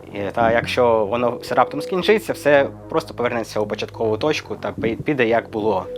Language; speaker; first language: Ukrainian; native; Ukrainian